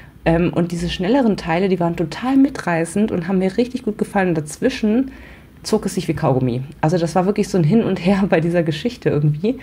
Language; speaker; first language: German; native; German